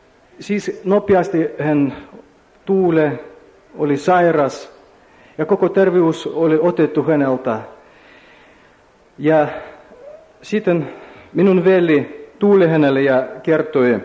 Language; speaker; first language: Finnish; non-native, learner; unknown